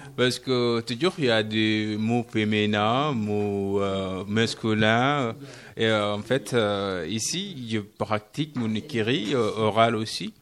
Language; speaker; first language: French; non-native, learner; Arabic